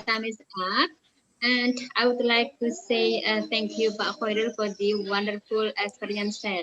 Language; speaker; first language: English; non-native, fluent; Indonesian